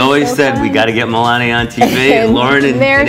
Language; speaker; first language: English; native; English